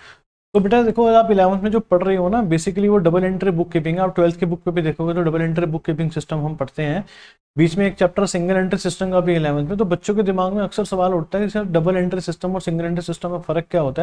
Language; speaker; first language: Hindi; native; Hindi